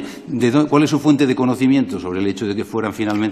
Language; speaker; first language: Spanish; native; Spanish